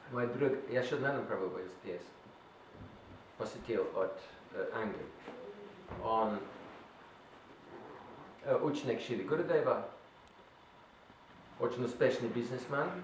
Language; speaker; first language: Russian; non-native, learner; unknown